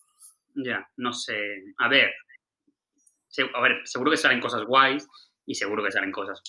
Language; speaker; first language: Spanish; native; Spanish